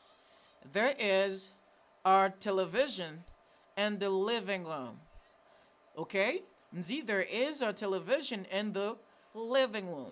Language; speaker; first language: English; non-native, fluent; Haitian Creole